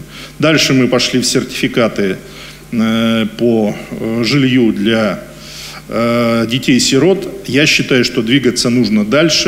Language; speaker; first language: Russian; native; Russian